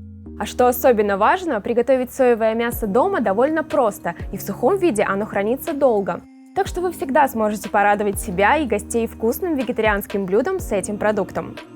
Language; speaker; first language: Russian; native; Russian